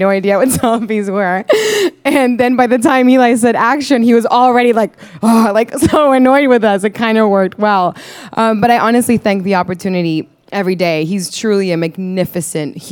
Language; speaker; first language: English; non-native, fluent; Spanish